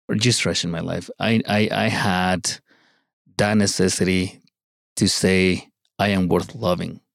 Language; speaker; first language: English; early bilingual, other home language; Spanish